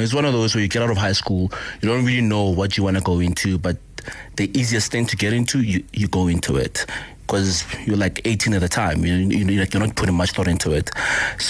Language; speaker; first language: English; non-native, local second language; Northern Sotho